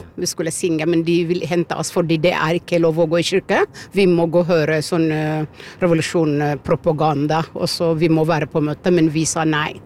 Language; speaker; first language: Norwegian; non-native, fluent; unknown